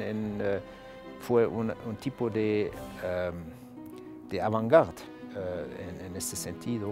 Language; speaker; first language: Spanish; non-native, fluent; German